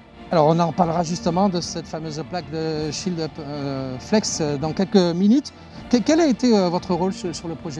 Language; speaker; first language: French; native; French